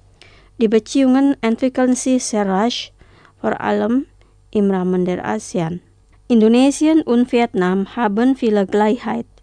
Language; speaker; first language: German; non-native, fluent; Indonesian